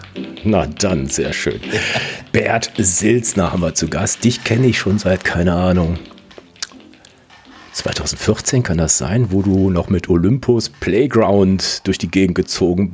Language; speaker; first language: German; native; German